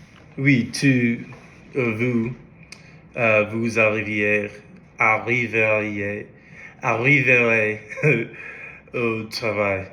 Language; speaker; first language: French; non-native, learner; English